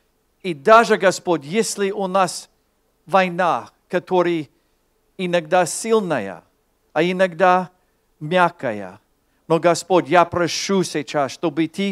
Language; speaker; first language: Russian; non-native, fluent; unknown